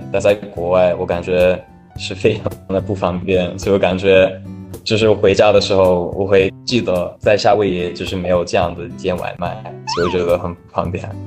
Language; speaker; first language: Chinese; non-native, fluent; English